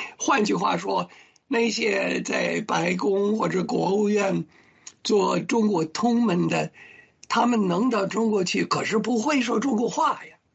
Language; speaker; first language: Chinese; non-native, fluent; English